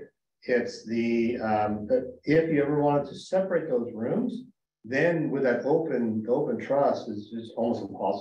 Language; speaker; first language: English; native; English